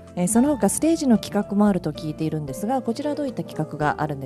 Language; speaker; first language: Japanese; native; Japanese